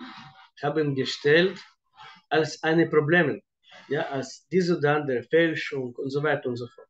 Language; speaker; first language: German; non-native, fluent; Russian